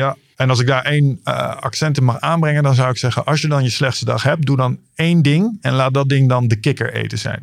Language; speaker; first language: Dutch; native; Dutch